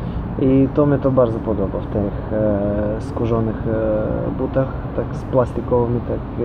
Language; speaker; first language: Polish; non-native, learner; Russian